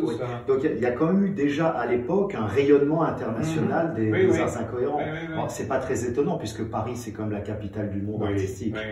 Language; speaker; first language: French; native; French